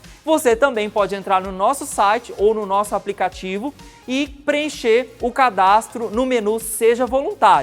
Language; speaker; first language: Portuguese; native; Portuguese